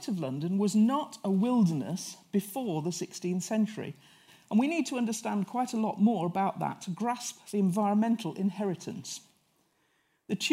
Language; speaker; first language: English; native; English